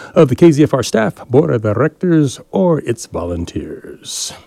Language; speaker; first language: English; native; English